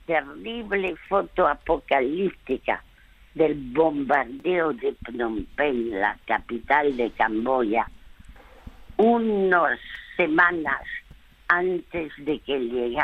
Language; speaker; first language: Spanish; early bilingual, other home language; French